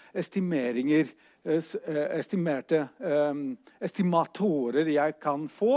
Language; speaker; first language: Norwegian; non-native, fluent; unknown